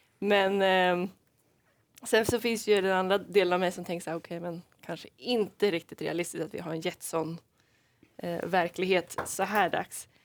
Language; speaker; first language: Swedish; native; Swedish